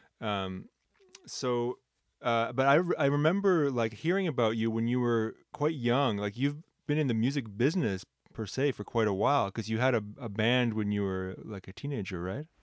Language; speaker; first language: English; native; English